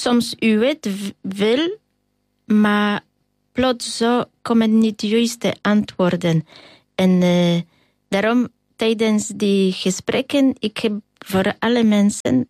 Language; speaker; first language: Dutch; non-native, learner; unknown